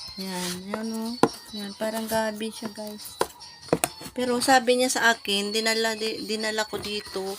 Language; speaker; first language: Filipino; non-native, local second language; Hiligaynon